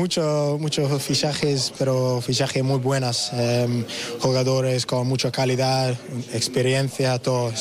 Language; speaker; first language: Spanish; non-native, learner; English